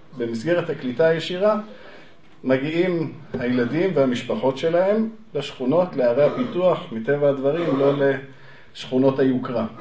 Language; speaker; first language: Hebrew; native; Hebrew